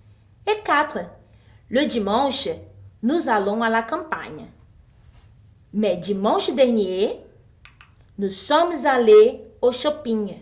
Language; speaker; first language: French; non-native, fluent; Portuguese